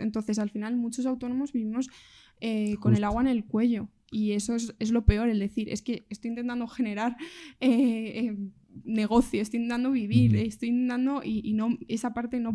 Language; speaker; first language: Spanish; native; Spanish